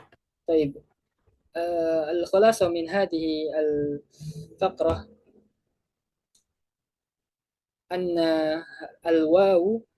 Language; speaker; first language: Arabic; non-native, fluent; Indonesian